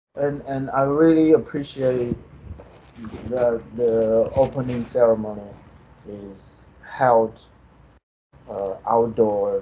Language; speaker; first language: English; non-native, fluent; Chinese